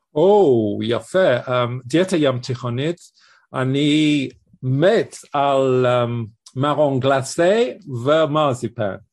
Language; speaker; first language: Hebrew; non-native, fluent; English